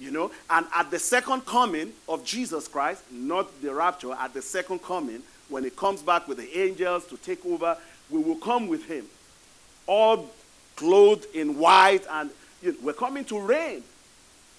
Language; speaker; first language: English; non-native, local second language; Yoruba